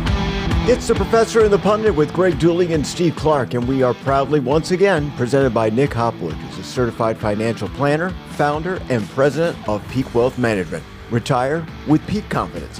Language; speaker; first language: English; native; English